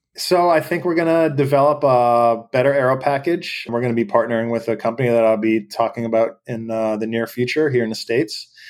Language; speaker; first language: English; native; English